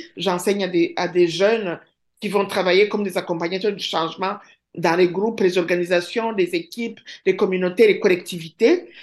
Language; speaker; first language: French; non-native, local second language; Kinyarwanda